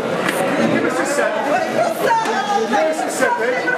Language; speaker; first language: Czech; native; Czech